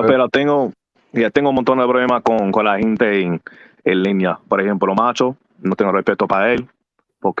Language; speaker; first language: Spanish; early bilingual, heritage; English